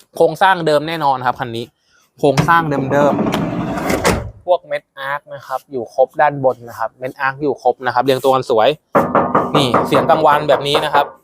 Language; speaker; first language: Thai; native; Thai